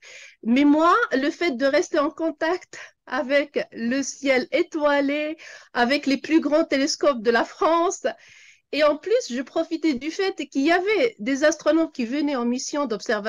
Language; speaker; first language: French; non-native, local second language; Arabic